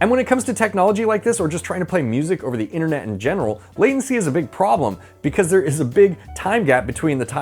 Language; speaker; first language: English; native; English